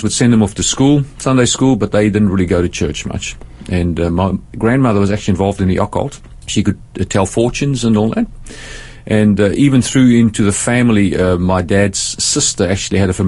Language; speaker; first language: English; native; English